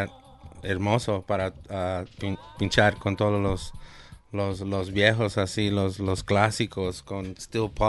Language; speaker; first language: Spanish; early bilingual, heritage; Spanish